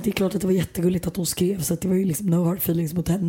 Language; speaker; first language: Swedish; native; Swedish